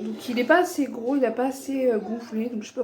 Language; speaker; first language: French; native; French